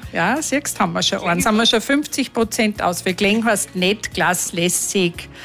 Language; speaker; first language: German; native; German